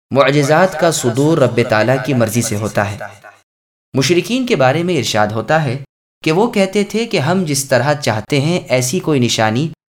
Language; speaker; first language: Urdu; native; Urdu